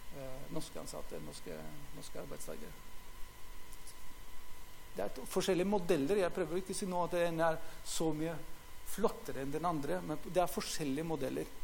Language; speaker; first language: Norwegian; non-native, fluent; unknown